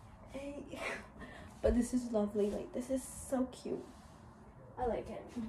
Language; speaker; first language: English; early bilingual, other home language; Spanish